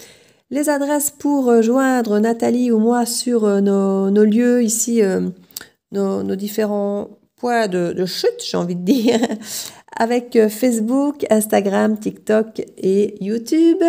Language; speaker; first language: French; native; French